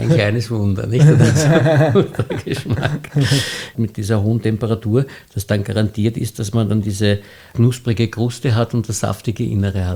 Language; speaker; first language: German; native; German